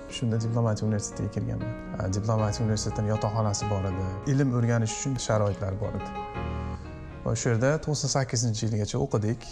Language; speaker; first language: Uzbek; native; Uzbek